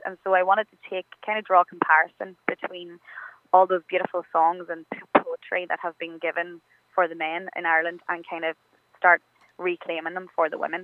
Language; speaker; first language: English; native; English